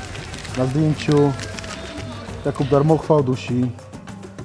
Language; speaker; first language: Polish; native; Polish